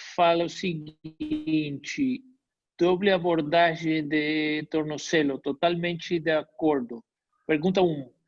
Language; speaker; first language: Portuguese; non-native, learner; Spanish